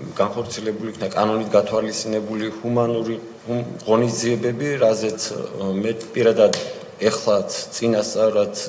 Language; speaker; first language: Georgian; native; Georgian